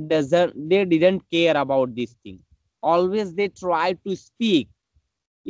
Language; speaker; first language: English; non-native, learner; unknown